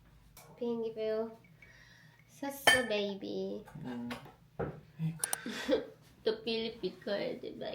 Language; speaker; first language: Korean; non-native, learner; Filipino